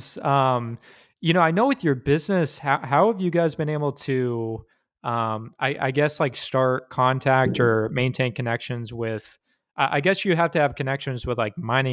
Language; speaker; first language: English; native; English